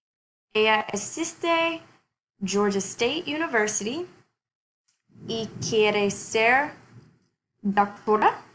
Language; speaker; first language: Spanish; non-native, learner; English